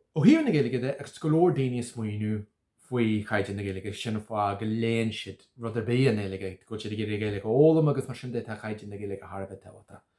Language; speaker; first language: Irish; native; Irish